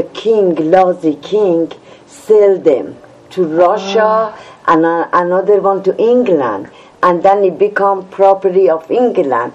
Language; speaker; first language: English; non-native, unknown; Persian